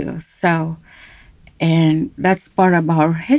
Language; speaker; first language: English; non-native, local second language; Cebuano